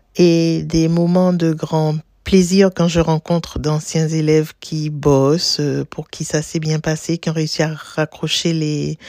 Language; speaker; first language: French; native; French